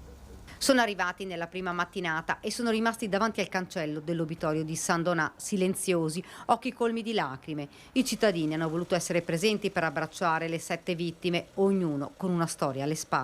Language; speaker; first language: Italian; native; Italian